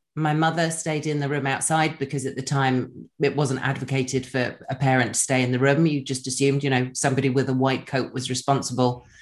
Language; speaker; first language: English; native; English